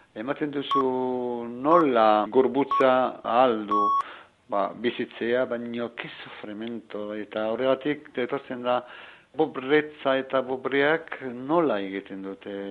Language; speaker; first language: Basque; non-native, learner; Arabic